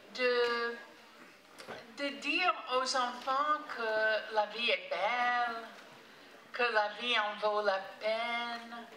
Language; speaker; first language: French; non-native, fluent; English